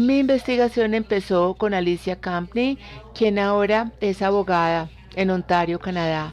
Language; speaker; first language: Spanish; non-native, fluent; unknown